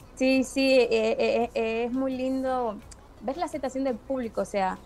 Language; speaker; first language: Spanish; native; Spanish